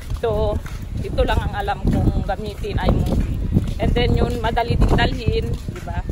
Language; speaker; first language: Filipino; native; Filipino